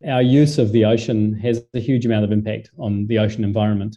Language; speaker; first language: English; native; English